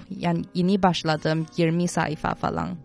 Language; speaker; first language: Turkish; non-native, fluent; Chinese